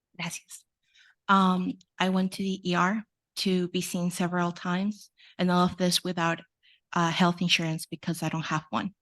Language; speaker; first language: English; non-native, fluent; Spanish